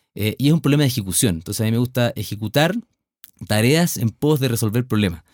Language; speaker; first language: Spanish; native; Spanish